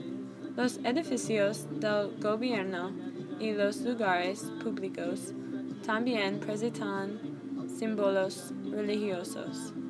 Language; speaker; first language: Spanish; non-native, learner; English